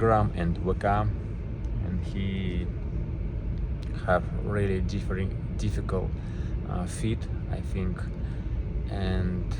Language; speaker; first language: English; non-native, learner; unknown